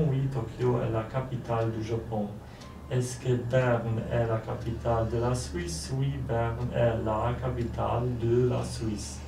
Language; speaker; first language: French; non-native, learner; Polish